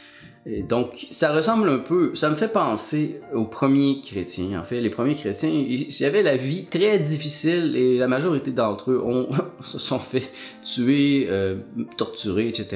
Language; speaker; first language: French; native; French